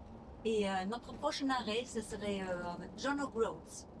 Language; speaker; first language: French; non-native, fluent; English